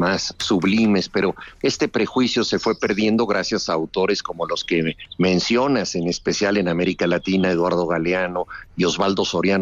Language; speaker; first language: Spanish; native; Spanish